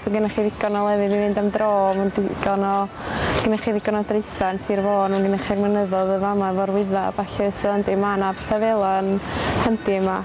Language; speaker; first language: Welsh; native; Welsh